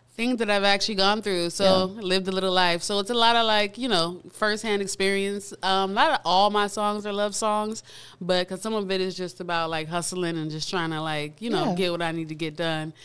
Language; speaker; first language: English; native; English